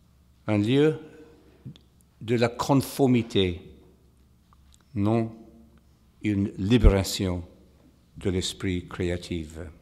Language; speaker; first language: French; non-native, fluent; English